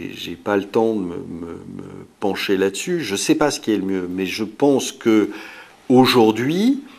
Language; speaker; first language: French; native; French